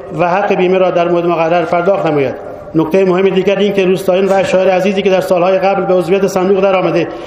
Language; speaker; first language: Persian; non-native, local second language; Baluchi